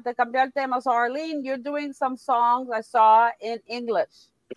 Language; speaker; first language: English; early bilingual, other home language; Spanish